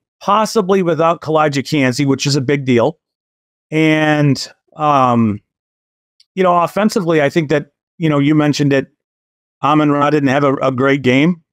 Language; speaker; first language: English; native; English